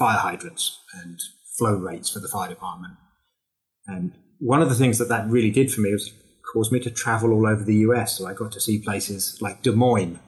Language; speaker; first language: English; native; English